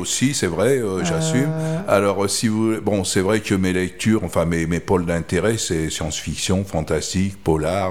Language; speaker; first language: French; native; French